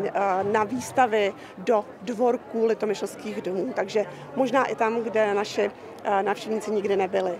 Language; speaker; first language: Czech; native; Czech